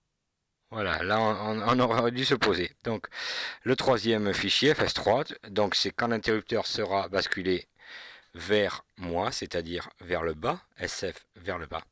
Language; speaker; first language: French; native; French